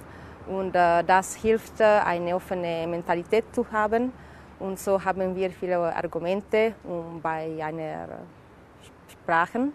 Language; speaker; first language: German; non-native, local second language; Italian